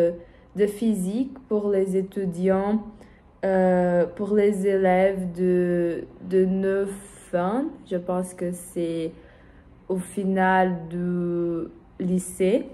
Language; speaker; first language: French; non-native, learner; Portuguese